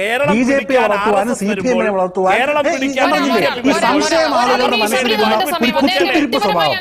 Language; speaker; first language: Malayalam; native; Malayalam